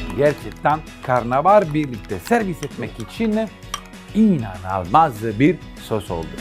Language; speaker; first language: Turkish; non-native, fluent; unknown